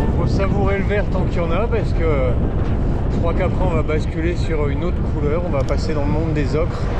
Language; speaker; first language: French; native; French